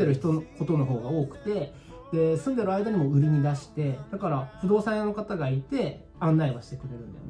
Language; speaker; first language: Japanese; native; Japanese